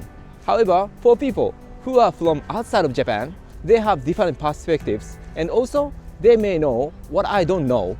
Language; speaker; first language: English; non-native, learner; Japanese